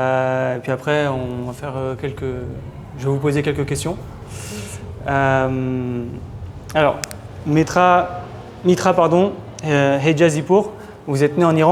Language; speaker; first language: French; native; French